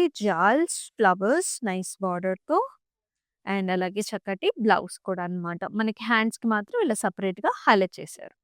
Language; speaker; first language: Telugu; native; Telugu